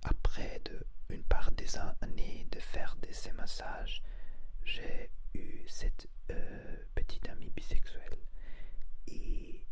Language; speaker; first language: French; non-native, learner; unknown